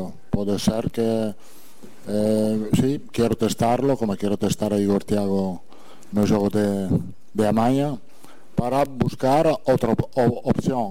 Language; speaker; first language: Portuguese; non-native, learner; Italian